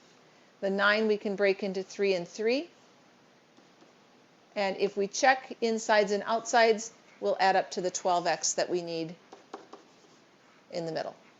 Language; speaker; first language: English; native; English